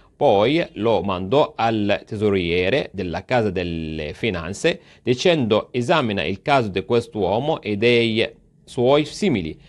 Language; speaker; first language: Italian; non-native, fluent; Arabic